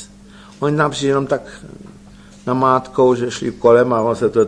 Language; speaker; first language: Czech; native; Czech